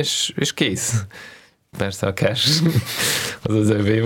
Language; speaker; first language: Hungarian; early bilingual, heritage; Russian